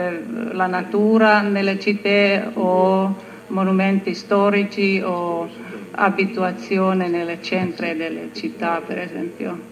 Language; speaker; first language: Italian; non-native, learner; Finnish